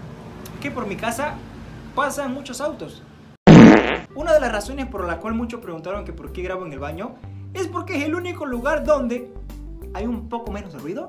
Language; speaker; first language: Spanish; native; Spanish